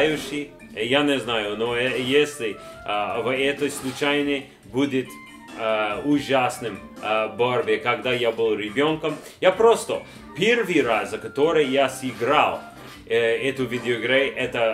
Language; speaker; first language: Russian; non-native, learner; English